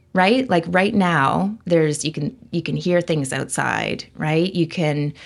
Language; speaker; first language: English; native; English